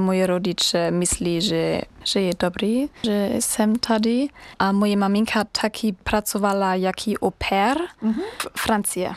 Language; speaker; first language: Czech; non-native, learner; German